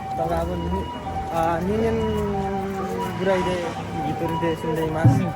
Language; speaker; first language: Japanese; non-native, learner; Nepali